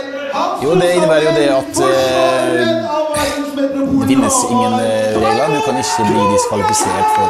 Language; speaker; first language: Norwegian; native; Norwegian